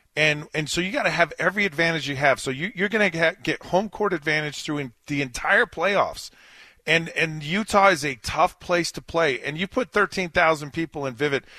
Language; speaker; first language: English; native; English